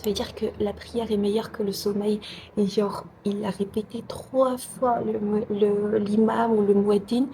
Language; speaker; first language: French; non-native, local second language; Arabic